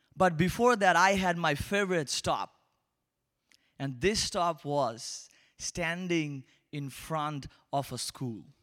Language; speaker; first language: English; non-native, local second language; Bangla